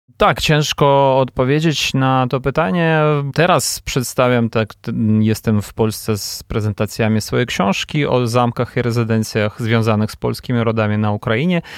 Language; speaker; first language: Polish; non-native, fluent; Ukrainian